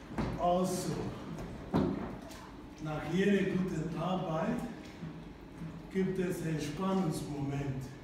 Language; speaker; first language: German; non-native, fluent; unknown